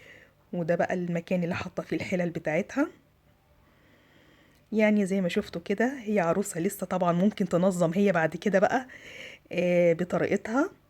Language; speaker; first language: Arabic; native; Arabic